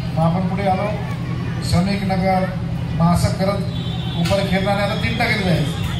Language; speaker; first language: Marathi; non-native, local second language; Lambadi